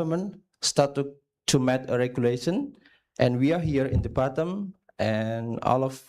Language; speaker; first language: English; non-native, learner; Indonesian